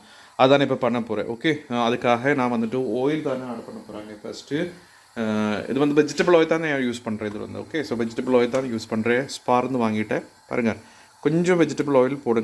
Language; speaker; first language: Tamil; non-native, learner; Malayalam